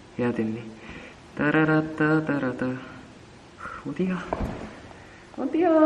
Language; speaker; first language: Korean; non-native, fluent; Japanese